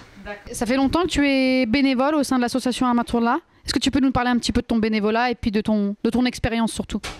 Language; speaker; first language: French; native; French